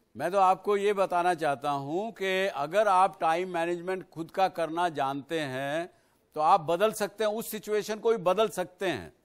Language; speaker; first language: Hindi; native; Hindi